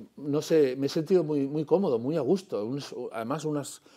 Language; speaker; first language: Spanish; non-native, local second language; Catalan